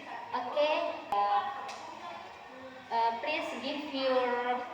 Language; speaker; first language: English; non-native, learner; Indonesian